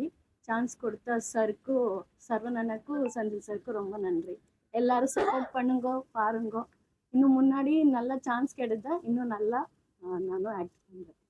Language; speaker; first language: Tamil; non-native, learner; Kannada